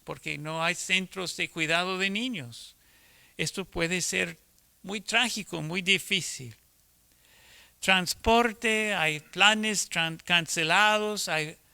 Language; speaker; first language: Spanish; non-native, fluent; English